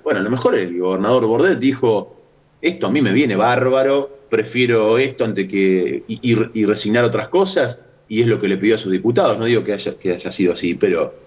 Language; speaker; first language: Spanish; native; Spanish